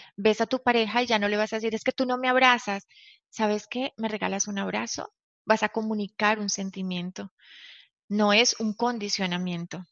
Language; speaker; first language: Spanish; native; Spanish